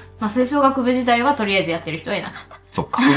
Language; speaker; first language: Japanese; native; Japanese